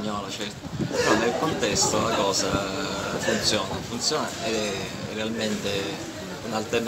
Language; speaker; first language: Italian; native; Italian